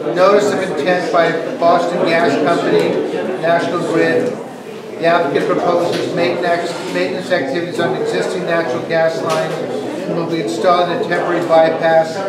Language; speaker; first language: English; native; English